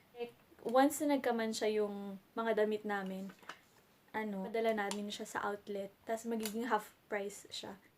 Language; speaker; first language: Filipino; native; Filipino